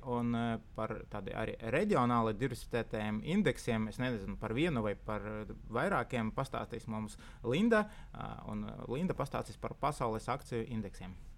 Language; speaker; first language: Latvian; non-native, local second language; Russian